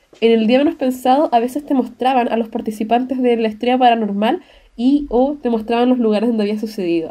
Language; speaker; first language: Spanish; native; Spanish